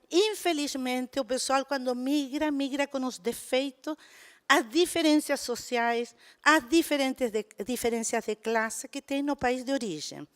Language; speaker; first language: Portuguese; non-native, fluent; Spanish